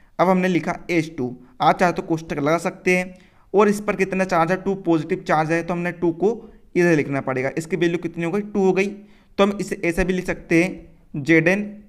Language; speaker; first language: Hindi; native; Hindi